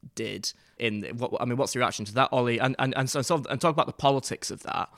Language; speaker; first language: English; native; English